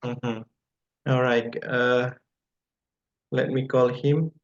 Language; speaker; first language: English; non-native, fluent; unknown